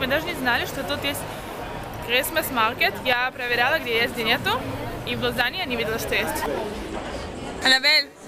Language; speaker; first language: Russian; early bilingual, heritage; Russian